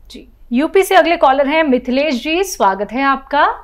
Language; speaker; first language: Hindi; native; Hindi